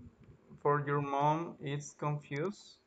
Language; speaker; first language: English; non-native, learner; Spanish